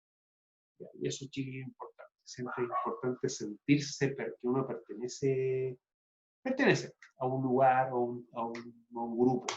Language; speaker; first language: Spanish; native; Spanish